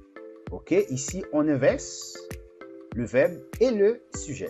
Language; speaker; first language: French; non-native, fluent; Portuguese